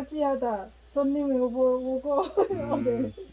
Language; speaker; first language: Korean; non-native, learner; Lao